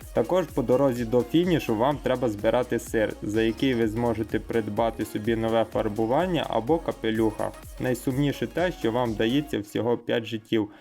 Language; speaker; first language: Ukrainian; native; Ukrainian